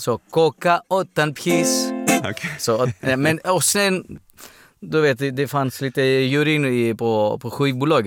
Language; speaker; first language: Swedish; non-native, learner; Greek